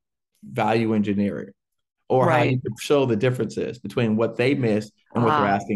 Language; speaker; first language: English; native; English